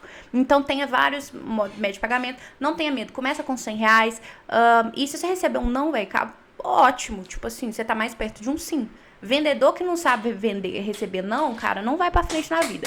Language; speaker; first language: Portuguese; native; Portuguese